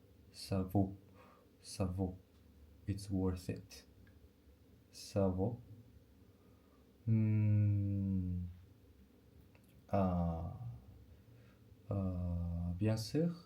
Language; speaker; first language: French; non-native, learner; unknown